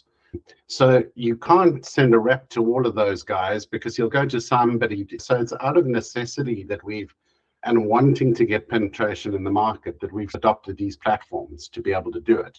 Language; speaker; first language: English; native; English